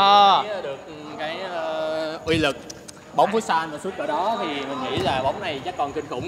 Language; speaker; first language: Vietnamese; native; Vietnamese